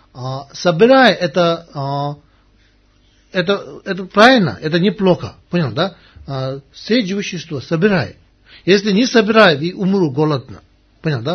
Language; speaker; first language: Russian; non-native, learner; Tibetan